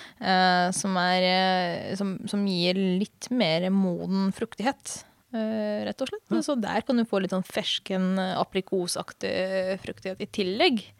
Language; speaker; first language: Norwegian; non-native, fluent; Hungarian